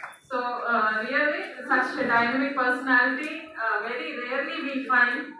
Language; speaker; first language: English; non-native, local second language; Telugu